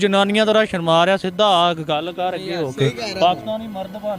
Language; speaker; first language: Hindi; non-native, local second language; Punjabi